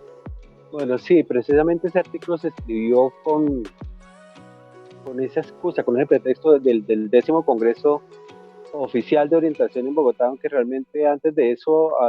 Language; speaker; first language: Spanish; native; Spanish